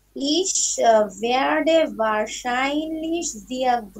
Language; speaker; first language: German; non-native, learner; Bangla